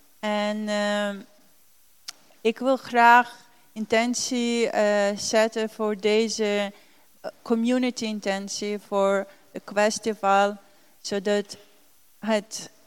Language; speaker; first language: Dutch; non-native, learner; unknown